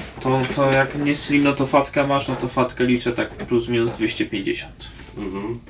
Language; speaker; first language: Polish; native; Polish